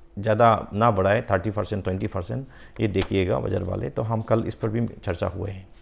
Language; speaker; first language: Hindi; non-native, local second language; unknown